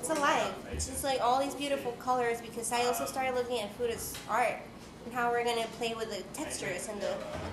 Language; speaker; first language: English; non-native, fluent; Spanish